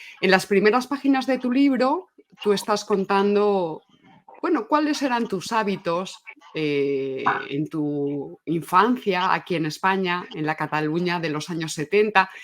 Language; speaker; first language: Spanish; native; Spanish